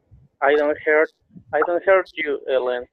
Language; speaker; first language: English; non-native, learner; Spanish